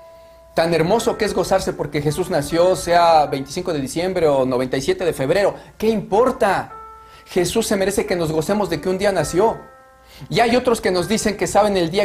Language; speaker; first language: Spanish; native; Spanish